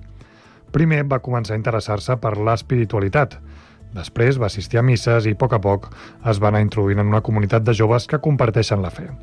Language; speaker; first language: Catalan; native; Catalan